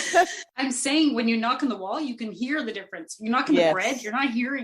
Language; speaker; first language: English; native; English